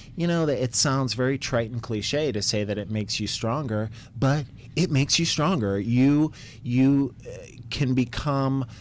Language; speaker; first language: English; native; English